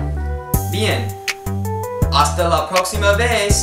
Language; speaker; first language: Spanish; non-native, learner; English